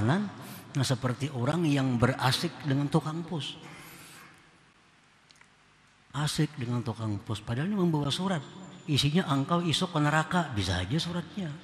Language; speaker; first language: Indonesian; non-native, local second language; Banjar